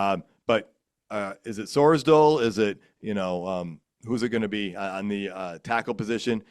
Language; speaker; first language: English; native; English